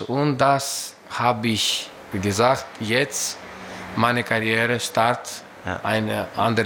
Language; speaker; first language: German; non-native, learner; Greek